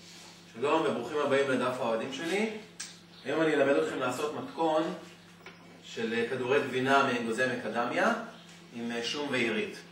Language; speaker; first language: Hebrew; native; Hebrew